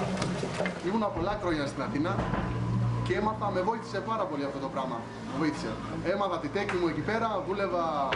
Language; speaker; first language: Greek; non-native, fluent; Albanian